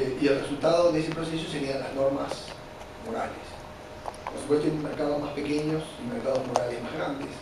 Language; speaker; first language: Spanish; native; Spanish